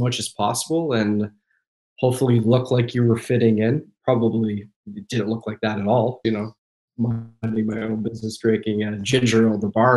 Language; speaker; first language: English; native; English